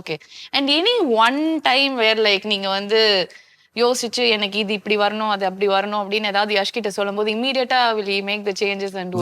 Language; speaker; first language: Tamil; native; Tamil